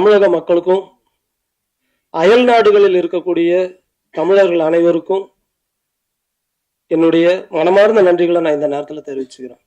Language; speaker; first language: Tamil; native; Tamil